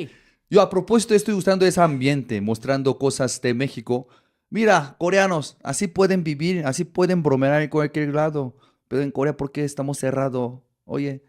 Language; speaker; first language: Spanish; non-native, fluent; Korean